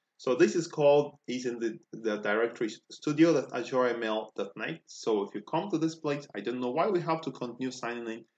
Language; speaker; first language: English; non-native, local second language; Igbo